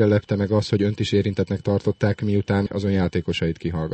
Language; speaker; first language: Hungarian; native; Hungarian